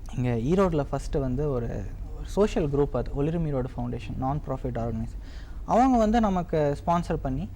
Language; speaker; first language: Tamil; native; Tamil